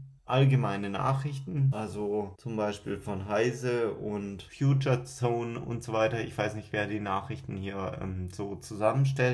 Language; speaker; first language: German; native; German